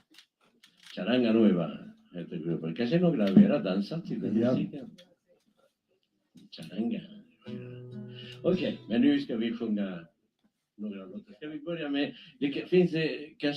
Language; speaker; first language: Swedish; non-native, fluent; Spanish